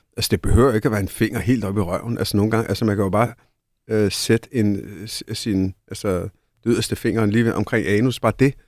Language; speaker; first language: Danish; early bilingual, other home language; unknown